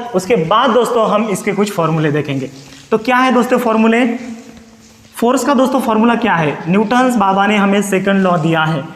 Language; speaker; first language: Hindi; non-native, local second language; Marathi